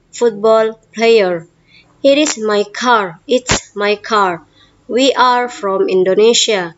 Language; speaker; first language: English; non-native, fluent; Indonesian